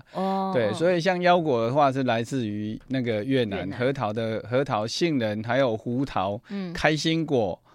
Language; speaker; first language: Chinese; native; Chinese